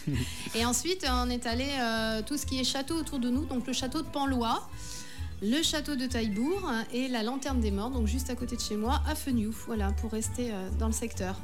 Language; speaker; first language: French; native; French